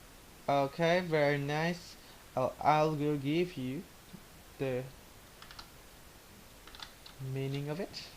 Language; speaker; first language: English; non-native, learner; Vietnamese